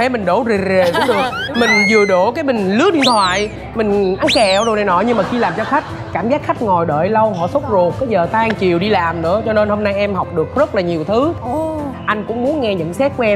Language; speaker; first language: Vietnamese; native; Vietnamese